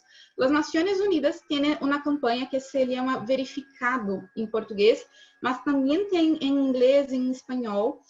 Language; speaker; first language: Spanish; non-native, learner; Portuguese